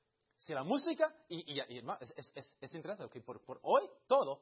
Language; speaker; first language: Spanish; early bilingual, heritage; Spanish